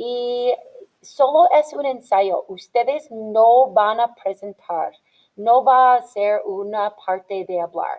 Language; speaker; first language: Spanish; non-native, fluent; English